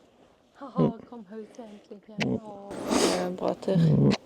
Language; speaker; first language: Swedish; native; Swedish